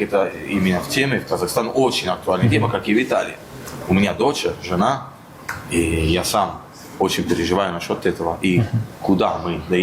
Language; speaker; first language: Russian; non-native, fluent; Italian